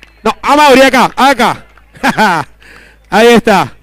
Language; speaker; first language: Spanish; native; Spanish